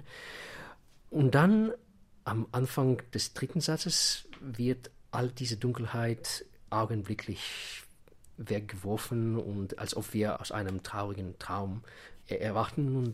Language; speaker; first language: German; non-native, fluent; Russian